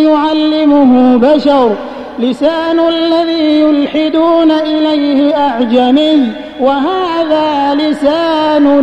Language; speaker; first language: Arabic; native; Arabic